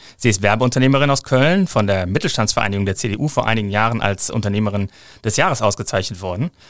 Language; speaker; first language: German; native; German